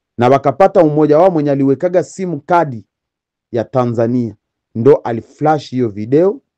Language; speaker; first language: Swahili; native; Swahili